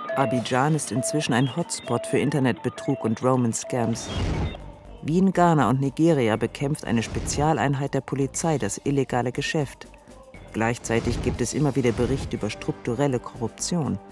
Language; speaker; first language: German; native; German